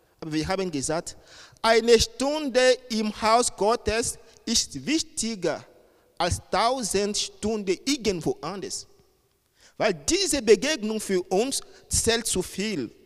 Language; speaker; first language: German; non-native, fluent; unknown